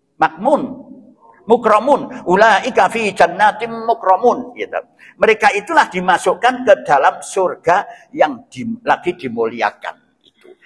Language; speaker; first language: Indonesian; non-native, local second language; Javanese